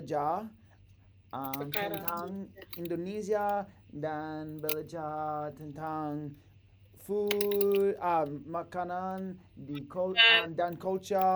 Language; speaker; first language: Indonesian; non-native, learner; English